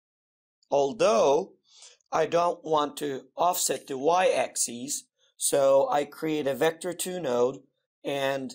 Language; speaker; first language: English; non-native, fluent; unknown